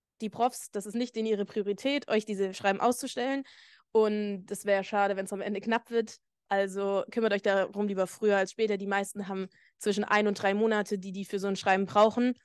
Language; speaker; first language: German; native; German